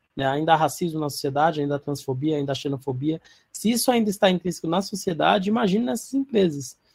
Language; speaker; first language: Portuguese; non-native, learner; Arabic